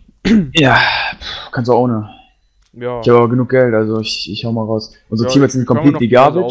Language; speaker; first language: German; native; German